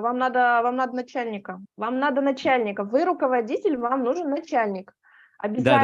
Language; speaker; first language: Russian; native; Russian